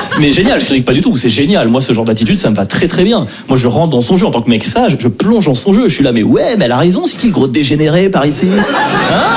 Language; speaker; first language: French; native; French